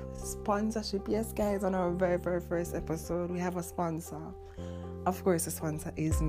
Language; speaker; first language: English; non-native, local second language; Jamaican Creole English